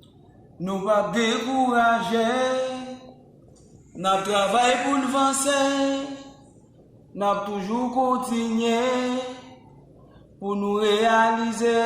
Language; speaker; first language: French; non-native, learner; Haitian Creole